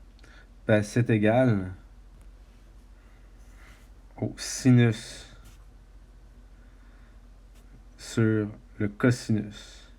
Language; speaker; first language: French; native; French